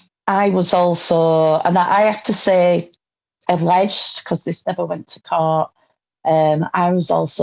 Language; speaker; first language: English; native; English